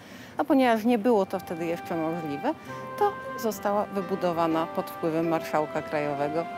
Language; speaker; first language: Polish; native; Polish